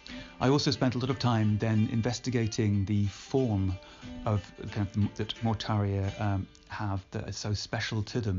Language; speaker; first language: English; native; English